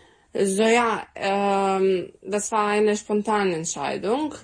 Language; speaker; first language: German; non-native, learner; Serbian